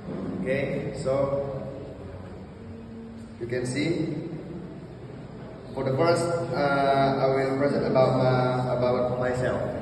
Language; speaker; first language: English; non-native, learner; Indonesian